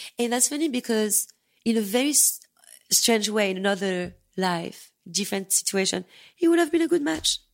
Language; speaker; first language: English; non-native, fluent; French